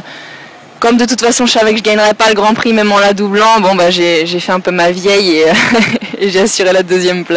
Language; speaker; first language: French; native; French